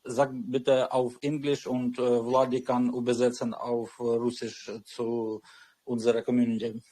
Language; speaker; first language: German; non-native, learner; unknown